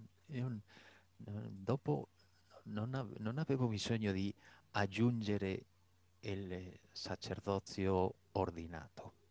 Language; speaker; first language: Italian; non-native, fluent; Spanish